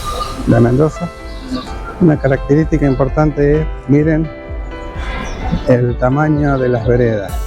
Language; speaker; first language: Spanish; native; Spanish